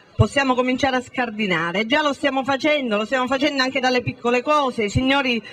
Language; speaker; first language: Italian; native; Italian